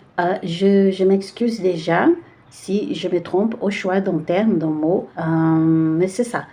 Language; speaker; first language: French; non-native, fluent; Portuguese